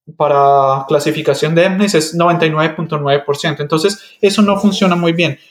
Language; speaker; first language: Spanish; native; Spanish